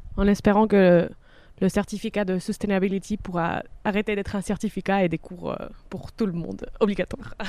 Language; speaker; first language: French; non-native, fluent; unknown